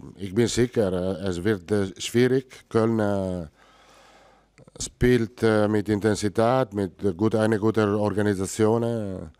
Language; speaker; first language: German; non-native, learner; Italian